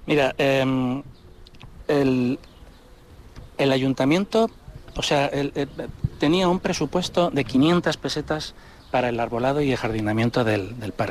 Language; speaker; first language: Spanish; native; Spanish